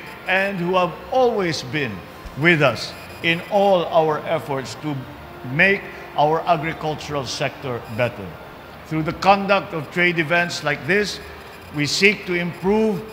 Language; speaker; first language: English; non-native, local second language; Filipino